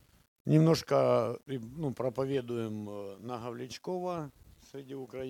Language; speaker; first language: Czech; non-native, learner; Russian